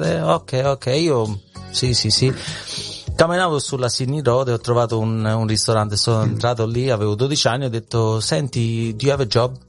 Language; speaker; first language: Italian; early bilingual, heritage; Italian